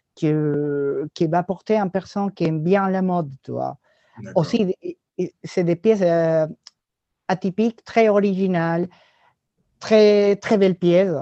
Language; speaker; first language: French; non-native, learner; Spanish